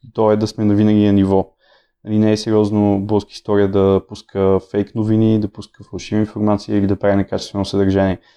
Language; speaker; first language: Bulgarian; native; Bulgarian